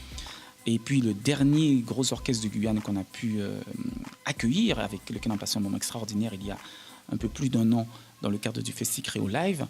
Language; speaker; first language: French; native; French